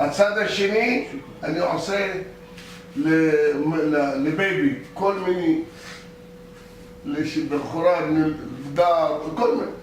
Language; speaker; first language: Hebrew; non-native, local second language; Arabic